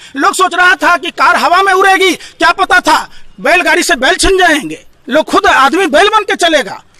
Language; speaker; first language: Hindi; native; Hindi